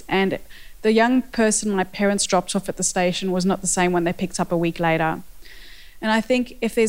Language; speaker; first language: English; native; English